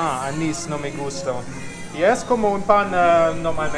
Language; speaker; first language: Spanish; non-native, learner; German